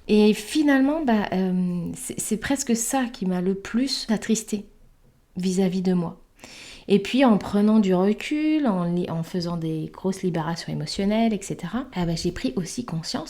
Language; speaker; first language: French; native; French